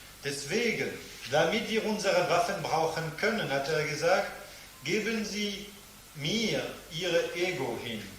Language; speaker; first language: German; non-native, fluent; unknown